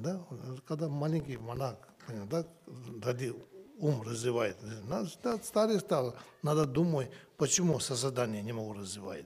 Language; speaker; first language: Russian; non-native, learner; Tibetan